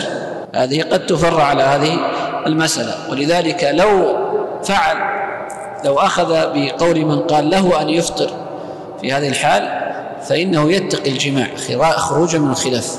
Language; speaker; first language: Arabic; native; Arabic